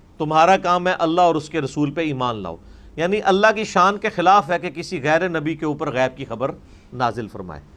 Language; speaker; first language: Urdu; non-native, local second language; Punjabi